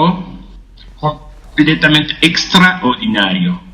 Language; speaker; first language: Spanish; non-native, fluent; Japanese